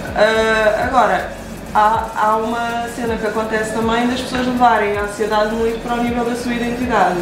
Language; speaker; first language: Portuguese; non-native, local second language; Kabuverdianu